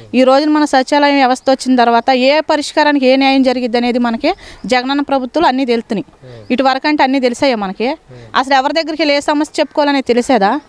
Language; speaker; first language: Telugu; native; Telugu